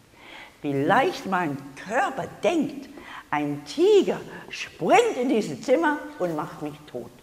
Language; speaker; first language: German; non-native, learner; English